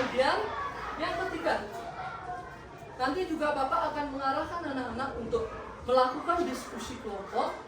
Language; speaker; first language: Indonesian; native; Indonesian